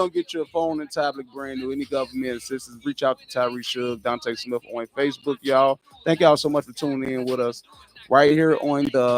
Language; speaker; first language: English; native; English